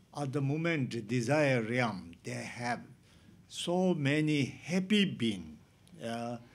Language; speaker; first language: English; non-native, learner; Tibetan